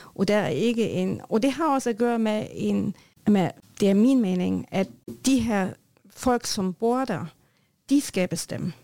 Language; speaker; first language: Norwegian; non-native, fluent; German